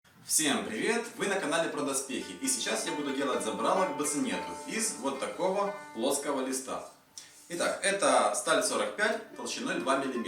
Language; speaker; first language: Russian; native; Russian